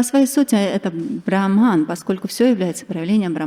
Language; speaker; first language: Russian; native; Russian